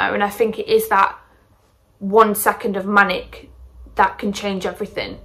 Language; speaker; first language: English; native; English